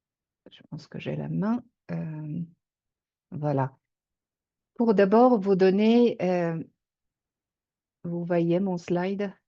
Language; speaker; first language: French; native; French